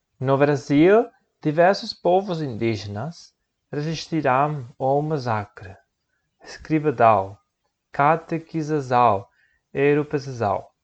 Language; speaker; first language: Portuguese; non-native, learner; Spanish